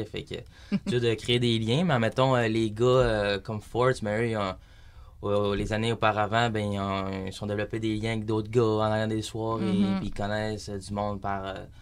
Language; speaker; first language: French; native; French